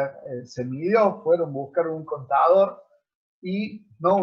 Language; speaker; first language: Spanish; native; Spanish